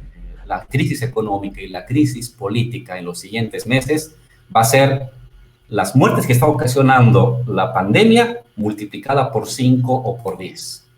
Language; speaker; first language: Spanish; native; Spanish